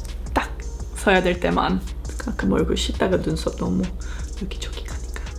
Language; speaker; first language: Korean; non-native, fluent; English